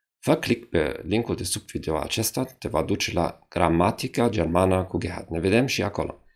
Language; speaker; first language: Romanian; non-native, fluent; German